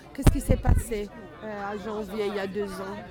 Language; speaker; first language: French; non-native, fluent; Italian